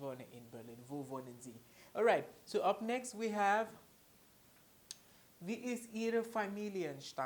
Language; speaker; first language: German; non-native, fluent; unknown